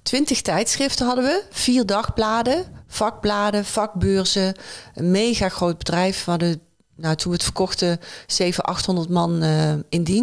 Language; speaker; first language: Dutch; native; Dutch